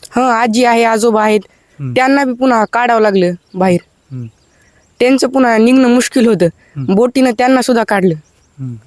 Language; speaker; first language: Marathi; native; Marathi